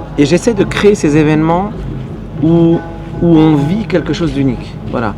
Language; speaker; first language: French; early bilingual, other home language; Arabic